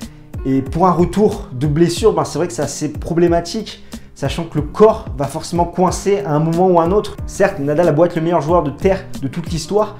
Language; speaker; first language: French; native; French